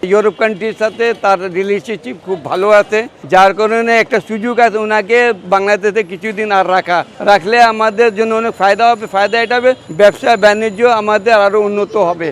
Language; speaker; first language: Bangla; non-native, local second language; Urdu